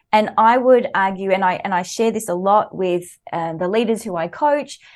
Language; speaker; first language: English; native; English